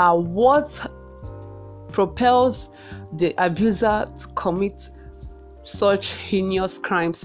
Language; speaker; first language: English; non-native, local second language; Igbo